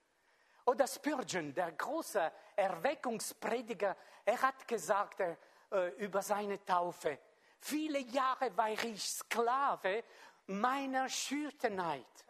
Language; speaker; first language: German; non-native, fluent; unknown